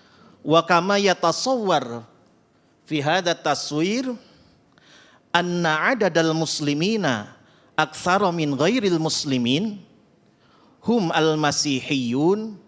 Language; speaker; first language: Arabic; non-native, fluent; Indonesian